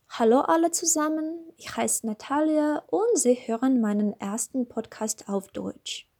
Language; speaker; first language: German; non-native, learner; Russian